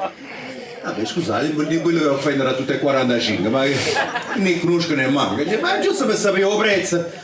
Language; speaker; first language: Italian; native; Italian